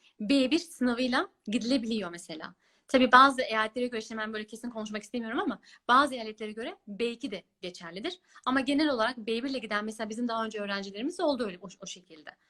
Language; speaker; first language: Turkish; early bilingual, heritage; Turkish